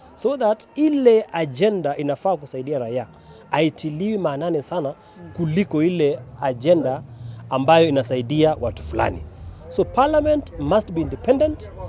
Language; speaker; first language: Swahili; non-native, local second language; Kalenjin